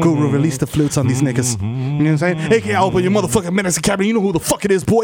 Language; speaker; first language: English; early bilingual, other home language; Spanish